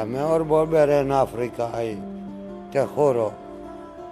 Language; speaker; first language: Spanish; non-native, learner; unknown